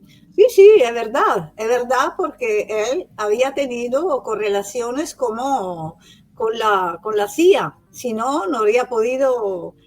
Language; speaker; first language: Spanish; non-native, fluent; Italian